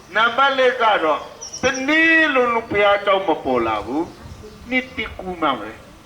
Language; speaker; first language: Burmese; non-native, local second language; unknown